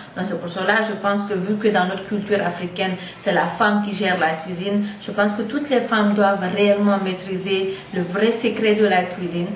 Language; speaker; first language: French; non-native, local second language; Fula